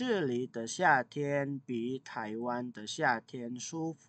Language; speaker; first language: Chinese; non-native, fluent; Indonesian